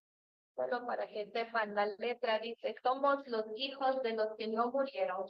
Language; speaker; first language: Spanish; native; Spanish